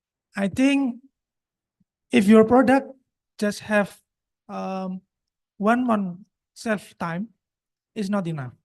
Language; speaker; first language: English; non-native, local second language; Indonesian